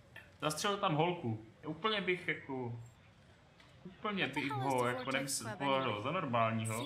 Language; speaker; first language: Czech; native; Czech